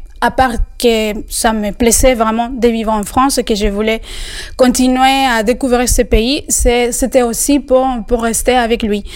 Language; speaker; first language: French; non-native, fluent; Spanish